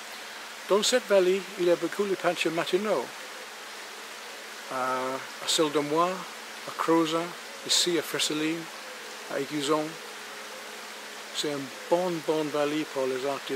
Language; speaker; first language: French; non-native, learner; English